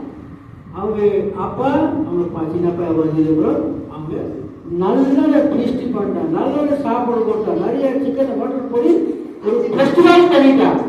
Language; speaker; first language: Tamil; non-native, learner; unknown